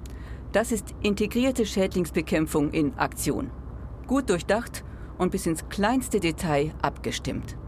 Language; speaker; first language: German; native; German